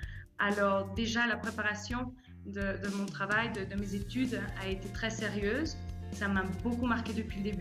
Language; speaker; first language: French; early bilingual, heritage; French